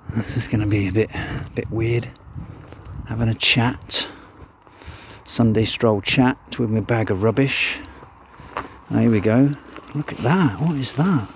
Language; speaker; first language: English; native; English